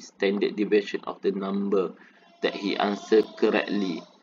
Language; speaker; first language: English; non-native, local second language; Malay